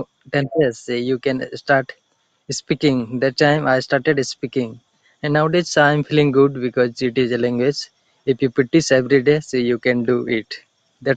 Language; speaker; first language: English; non-native, learner; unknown